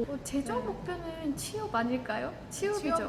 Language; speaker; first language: Korean; non-native, fluent; Estonian